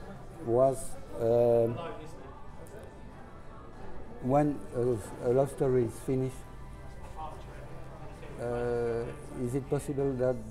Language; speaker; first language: English; non-native, learner; French